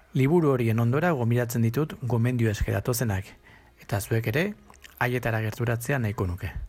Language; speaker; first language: Basque; non-native, local second language; Spanish